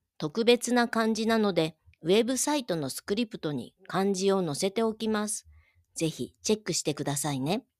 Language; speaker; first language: Japanese; native; Japanese